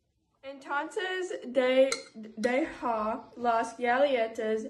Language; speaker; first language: Spanish; non-native, learner; English